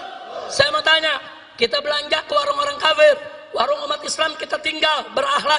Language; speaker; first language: Indonesian; native; Indonesian